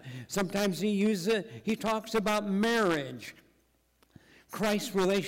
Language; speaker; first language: English; native; English